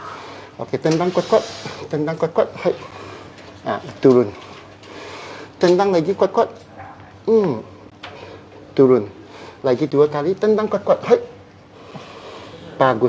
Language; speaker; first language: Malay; non-native, local second language; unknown